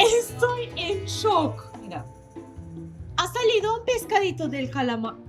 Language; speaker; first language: Spanish; non-native, fluent; Turkish